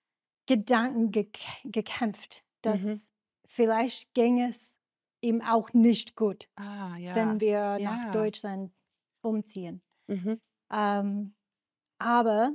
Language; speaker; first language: German; non-native, learner; English